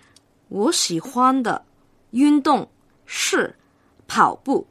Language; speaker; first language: Chinese; non-native, local second language; Cantonese